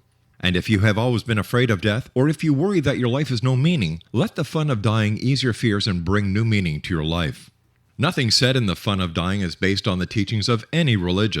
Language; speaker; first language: English; native; English